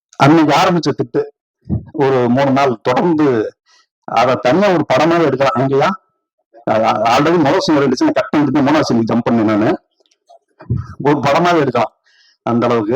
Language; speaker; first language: Tamil; native; Tamil